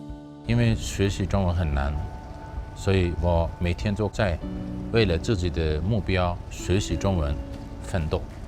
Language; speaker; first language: Chinese; non-native, fluent; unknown